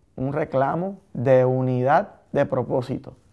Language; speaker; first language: Spanish; native; Spanish